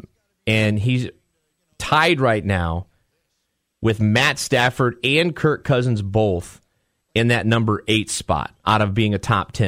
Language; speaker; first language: English; native; English